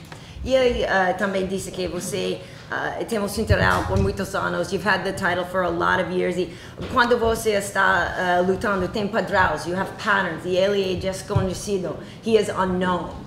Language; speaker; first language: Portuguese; non-native, learner; English